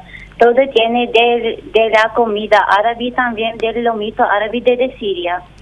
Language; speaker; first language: Spanish; non-native, learner; Arabic